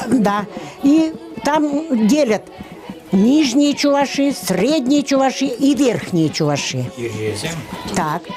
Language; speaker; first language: Russian; non-native, local second language; Chuvash